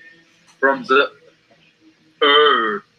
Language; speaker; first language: English; non-native, learner; Russian